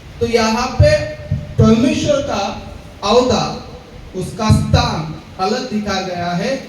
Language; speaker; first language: Hindi; non-native, local second language; Marathi